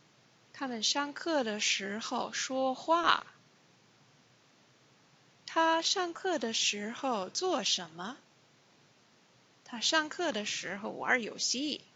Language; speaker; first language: Chinese; non-native, fluent; English